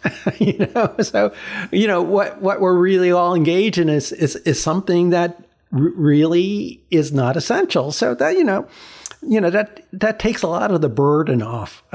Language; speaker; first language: English; early bilingual, other home language; Chinese